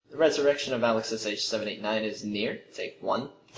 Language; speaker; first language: English; early bilingual, other home language; Russian